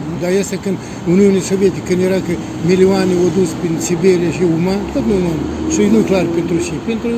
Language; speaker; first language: Romanian; non-native, local second language; Russian